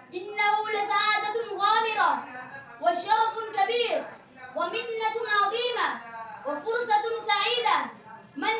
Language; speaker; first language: Arabic; non-native, learner; Urdu